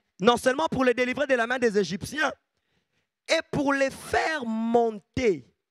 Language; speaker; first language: French; non-native, local second language; Lingala